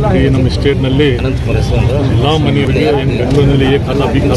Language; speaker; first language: Kannada; non-native, local second language; Urdu